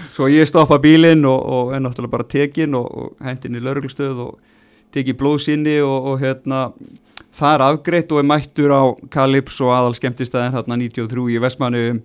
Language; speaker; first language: Icelandic; native; Icelandic